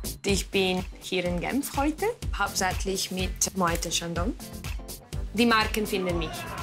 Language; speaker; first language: German; non-native, learner; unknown